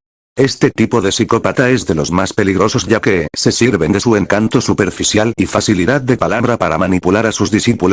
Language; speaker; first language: Spanish; native; Spanish